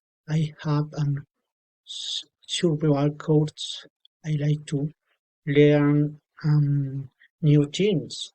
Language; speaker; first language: English; non-native, learner; Spanish